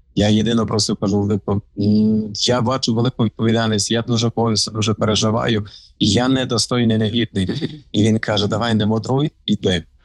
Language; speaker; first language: Ukrainian; native; Ukrainian